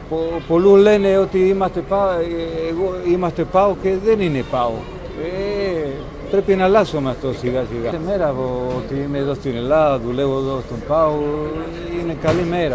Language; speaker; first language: Greek; non-native, learner; Spanish